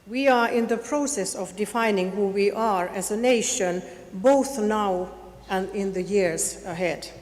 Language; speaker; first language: English; non-native, fluent; Finnish